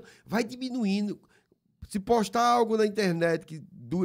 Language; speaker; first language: Portuguese; native; Portuguese